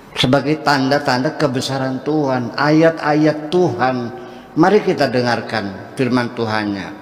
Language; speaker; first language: Indonesian; native; Indonesian